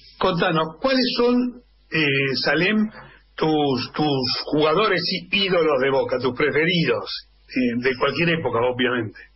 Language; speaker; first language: Spanish; native; Spanish